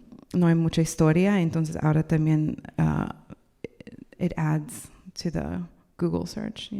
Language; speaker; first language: Spanish; non-native, learner; English